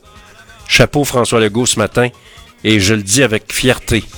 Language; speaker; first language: French; native; French